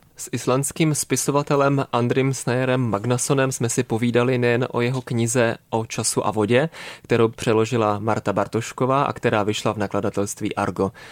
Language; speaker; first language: Czech; native; Czech